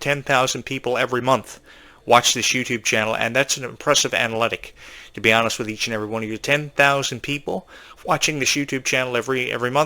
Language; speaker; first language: English; native; English